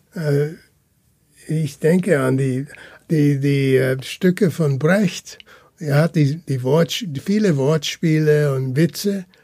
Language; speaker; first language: German; early bilingual, heritage; German